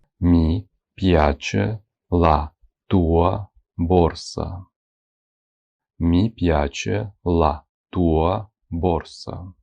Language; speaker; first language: Italian; non-native, fluent; Ukrainian